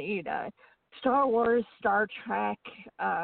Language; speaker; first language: English; native; English